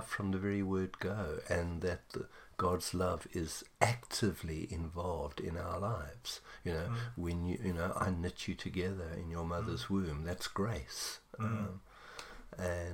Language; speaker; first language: English; native; English